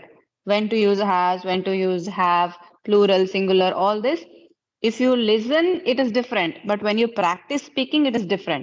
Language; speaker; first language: English; non-native, fluent; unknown